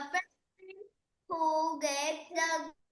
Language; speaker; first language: English; non-native, learner; Vietnamese